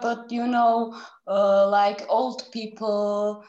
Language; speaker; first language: English; non-native, learner; Czech